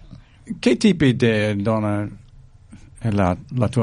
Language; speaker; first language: Italian; non-native, learner; English